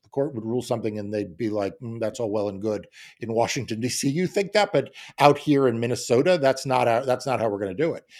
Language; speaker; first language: English; native; English